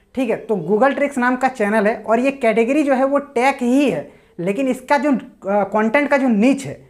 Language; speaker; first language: Hindi; native; Hindi